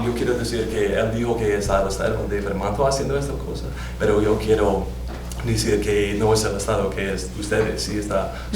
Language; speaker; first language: Spanish; non-native, fluent; English